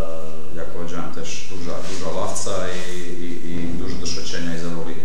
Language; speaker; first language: Polish; non-native, learner; Slovenian